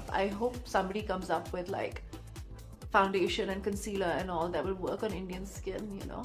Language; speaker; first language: English; non-native, local second language; Hindi